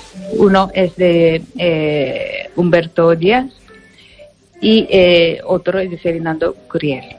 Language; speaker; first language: Spanish; non-native, fluent; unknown